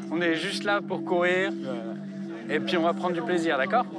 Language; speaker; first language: French; native; French